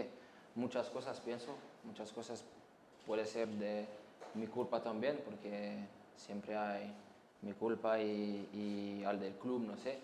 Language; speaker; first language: Spanish; non-native, fluent; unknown